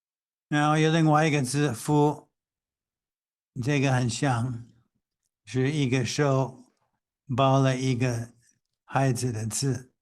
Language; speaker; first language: Chinese; non-native, fluent; English